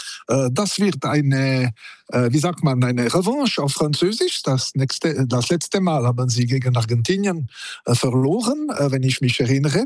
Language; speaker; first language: German; non-native, local second language; French